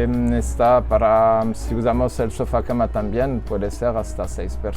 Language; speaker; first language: Spanish; non-native, learner; French